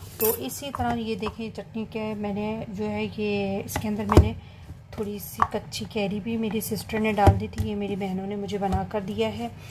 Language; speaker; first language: Hindi; native; Hindi